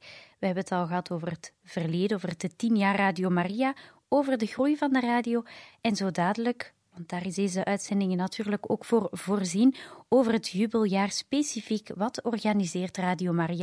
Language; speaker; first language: Dutch; native; Dutch